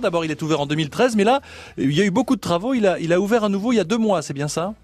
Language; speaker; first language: French; native; French